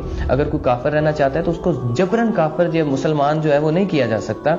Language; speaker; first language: Urdu; native; Urdu